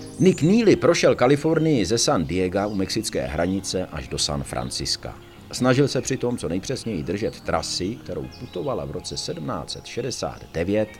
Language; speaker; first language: Czech; native; Czech